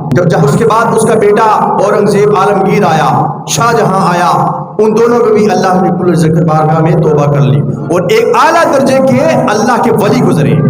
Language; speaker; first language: Urdu; non-native, local second language; Punjabi